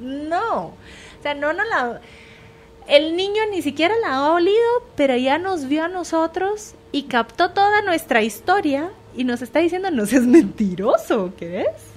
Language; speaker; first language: Spanish; native; Spanish